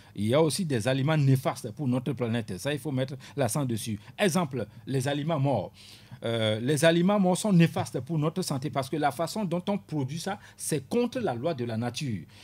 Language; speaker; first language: French; non-native, local second language; Ewe